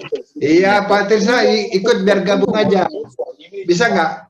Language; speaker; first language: Indonesian; native; Indonesian